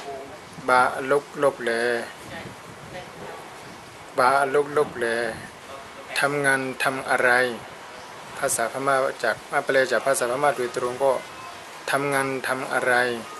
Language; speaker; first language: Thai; non-native, fluent; Burmese